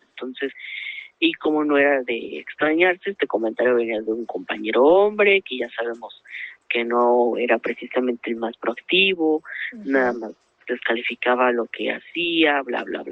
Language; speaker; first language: Spanish; native; Spanish